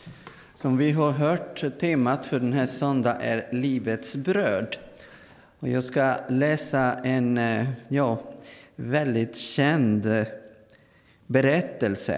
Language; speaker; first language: Swedish; non-native, fluent; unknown